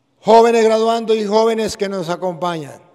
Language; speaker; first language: Spanish; native; Spanish